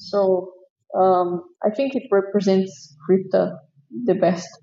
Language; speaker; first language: English; non-native, fluent; Portuguese